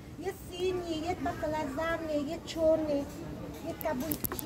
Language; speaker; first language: Russian; non-native, learner; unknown